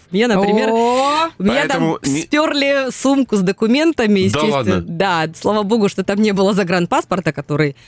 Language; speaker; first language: Russian; native; Russian